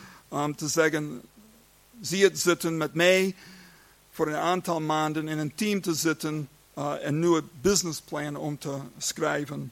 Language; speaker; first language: Dutch; non-native, learner; English